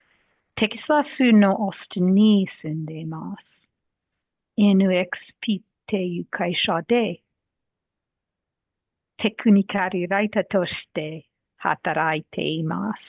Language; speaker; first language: Japanese; non-native, learner; English